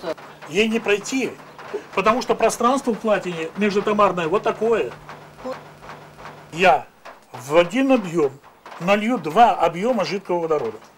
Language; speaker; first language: Russian; native; Russian